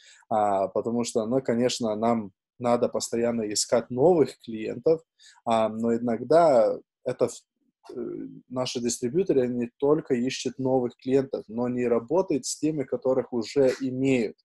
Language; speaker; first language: Russian; non-native, fluent; Lithuanian